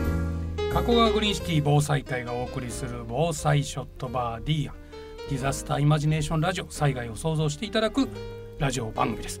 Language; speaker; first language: Japanese; native; Japanese